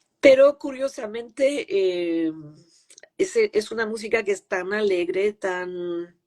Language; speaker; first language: Spanish; non-native, fluent; French